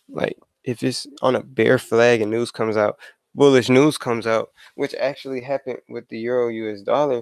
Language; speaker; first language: English; native; English